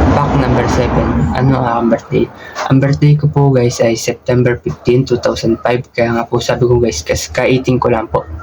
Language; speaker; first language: Filipino; native; Filipino